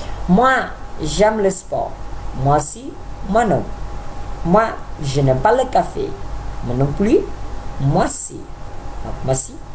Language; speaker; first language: French; non-native, fluent; Vietnamese